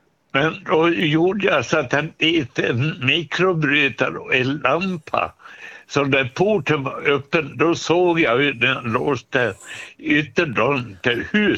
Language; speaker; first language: Swedish; native; Swedish